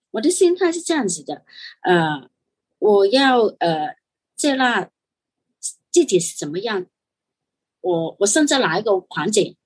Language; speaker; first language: Chinese; non-native, fluent; Cantonese